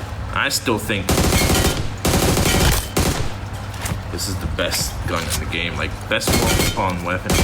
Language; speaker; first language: English; native; English